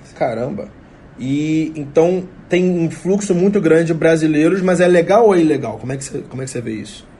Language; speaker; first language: Portuguese; native; Portuguese